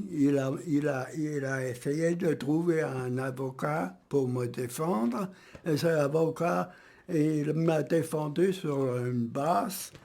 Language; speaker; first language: French; early bilingual, other home language; German